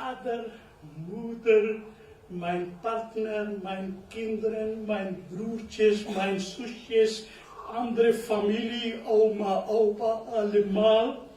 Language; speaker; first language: Dutch; non-native, learner; Urdu